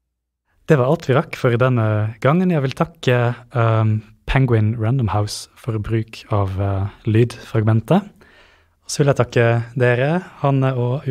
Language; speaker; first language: Norwegian; native; Norwegian